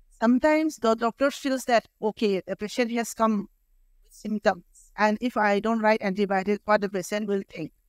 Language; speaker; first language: English; non-native, local second language; Manipuri